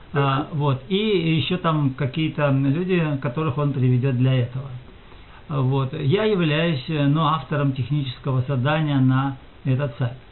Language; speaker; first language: Russian; native; Russian